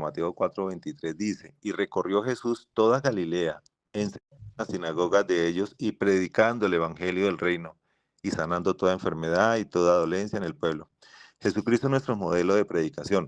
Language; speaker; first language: Spanish; native; Spanish